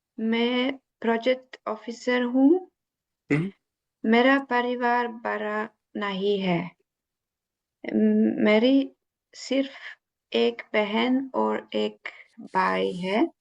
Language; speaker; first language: Hindi; non-native, learner; Italian